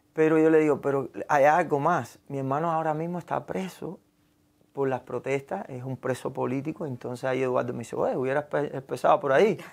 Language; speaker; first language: Spanish; native; Spanish